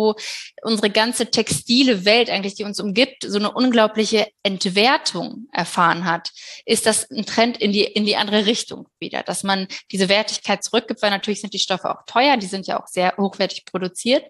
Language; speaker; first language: German; native; German